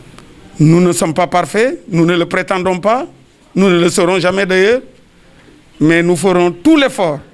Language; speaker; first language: French; non-native, local second language; Wolof